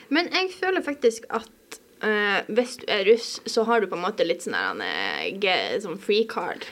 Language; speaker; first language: Norwegian; native; Norwegian